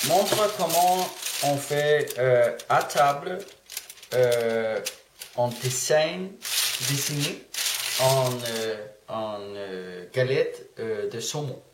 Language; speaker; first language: French; non-native, learner; Danish